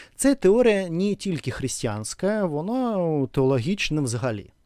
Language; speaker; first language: Ukrainian; non-native, local second language; Russian